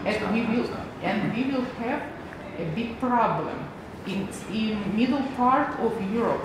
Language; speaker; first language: English; non-native, learner; Russian